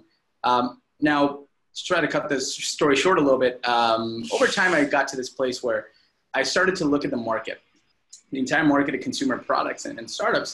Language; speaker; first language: English; non-native, local second language; Hindi